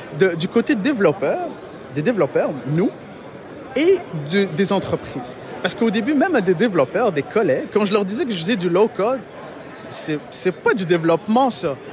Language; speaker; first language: French; non-native, local second language; Arabic